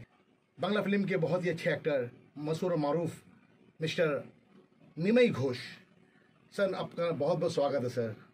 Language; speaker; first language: Hindi; native; Hindi